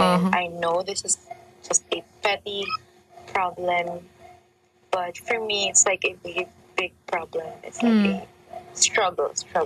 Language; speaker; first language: English; non-native, local second language; Filipino